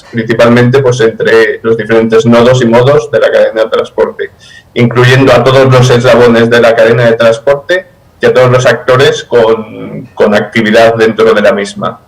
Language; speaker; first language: Spanish; native; Spanish